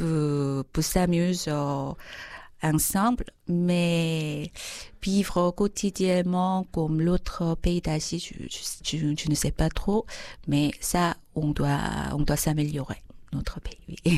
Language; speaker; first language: French; non-native, fluent; Korean